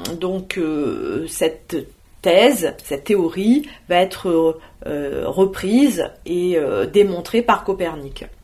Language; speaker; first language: French; native; French